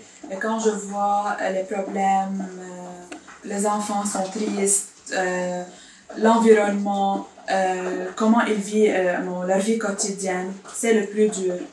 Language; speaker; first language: French; non-native, fluent; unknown